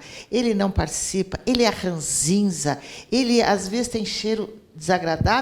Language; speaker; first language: Portuguese; native; Portuguese